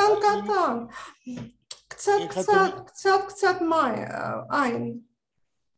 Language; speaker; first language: Hebrew; non-native, learner; Russian